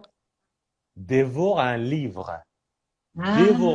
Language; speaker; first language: French; non-native, fluent; Persian